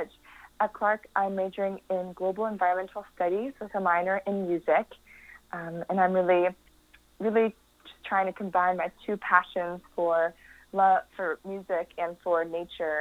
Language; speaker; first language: English; native; English